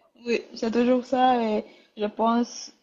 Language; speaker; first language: French; non-native, learner; Rundi